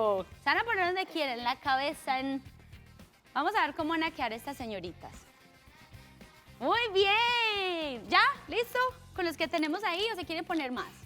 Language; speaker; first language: Spanish; native; Spanish